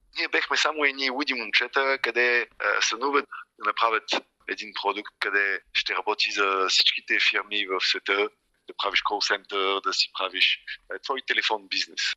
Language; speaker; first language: Bulgarian; early bilingual, heritage; Bulgarian